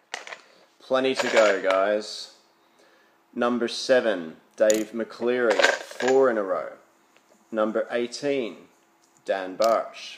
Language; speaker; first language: English; native; English